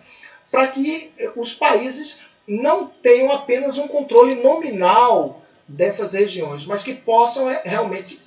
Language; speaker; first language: Portuguese; native; Portuguese